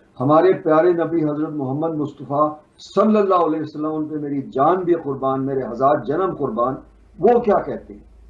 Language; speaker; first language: Urdu; non-native, local second language; Punjabi